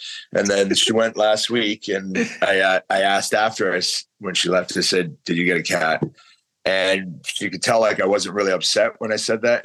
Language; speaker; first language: English; native; English